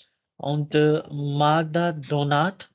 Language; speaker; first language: German; non-native, fluent; Urdu